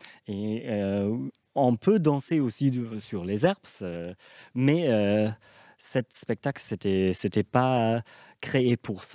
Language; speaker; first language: French; non-native, fluent; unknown